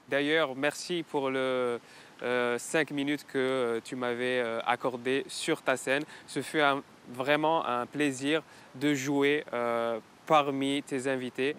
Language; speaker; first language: French; non-native, local second language; Arabic